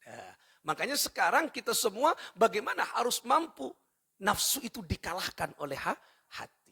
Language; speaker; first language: Indonesian; non-native, local second language; Madurese